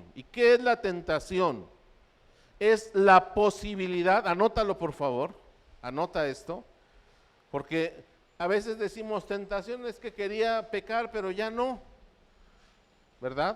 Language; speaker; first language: Spanish; native; Spanish